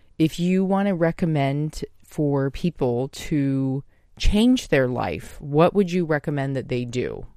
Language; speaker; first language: English; native; English